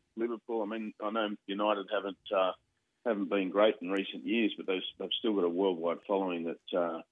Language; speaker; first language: English; native; English